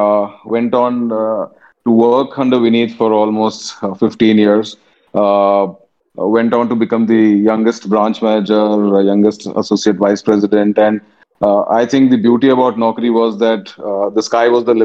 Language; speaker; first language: English; non-native, local second language; Tamil